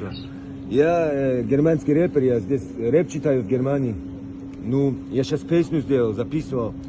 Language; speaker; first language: Russian; early bilingual, heritage; Russian